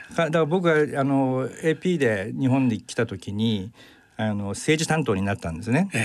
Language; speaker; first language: Japanese; native; Japanese